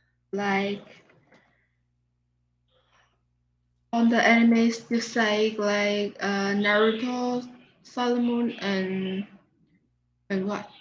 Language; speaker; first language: English; non-native, learner; Vietnamese